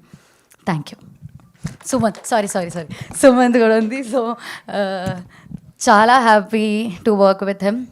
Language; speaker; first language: Telugu; non-native, learner; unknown